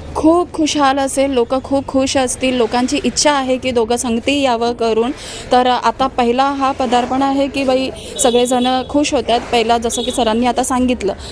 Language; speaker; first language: Marathi; non-native, local second language; Hindi